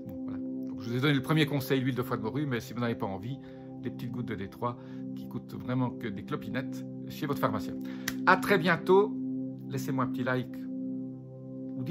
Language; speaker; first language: French; native; French